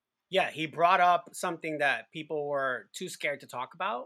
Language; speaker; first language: English; non-native, fluent; Spanish